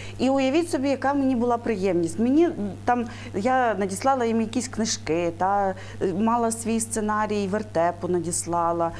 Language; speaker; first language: Ukrainian; native; Ukrainian